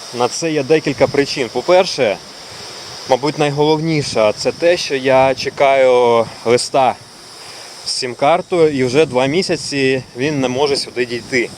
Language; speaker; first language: Ukrainian; non-native, local second language; Russian